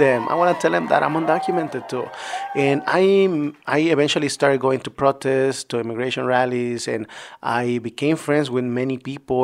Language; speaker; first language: English; non-native, fluent; Spanish